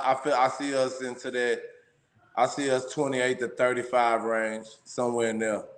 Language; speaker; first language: English; native; English